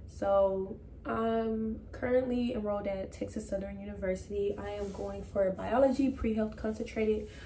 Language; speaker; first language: English; native; English